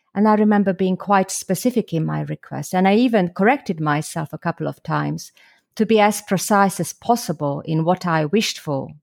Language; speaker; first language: English; non-native, fluent; Slovak